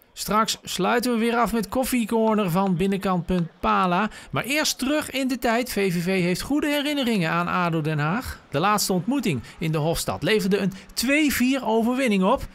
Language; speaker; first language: Dutch; native; Dutch